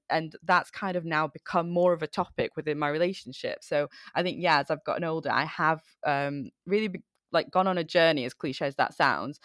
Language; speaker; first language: English; early bilingual, other home language; Bangla